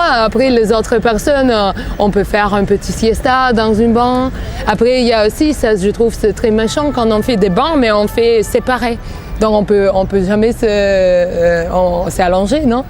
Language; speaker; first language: French; non-native, fluent; Bulgarian